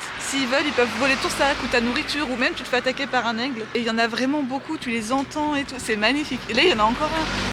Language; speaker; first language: French; native; French